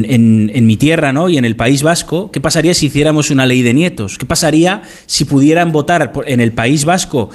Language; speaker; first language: Spanish; native; Spanish